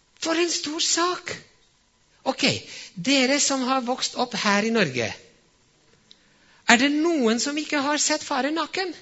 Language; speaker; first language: Norwegian; non-native, fluent; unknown